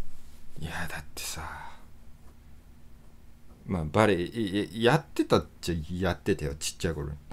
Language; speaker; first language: Japanese; native; Japanese